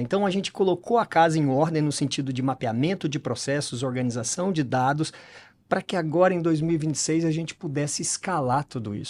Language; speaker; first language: Portuguese; native; Portuguese